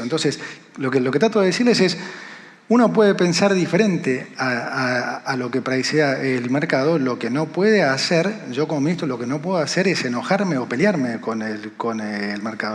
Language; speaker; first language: Spanish; native; Spanish